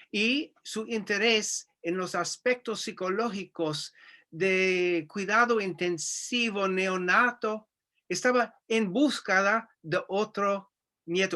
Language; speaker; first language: Spanish; non-native, fluent; English